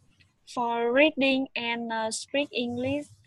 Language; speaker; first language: English; non-native, learner; Vietnamese